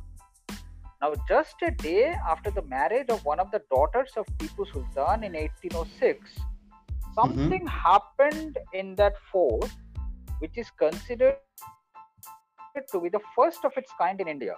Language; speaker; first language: English; non-native, local second language; Bangla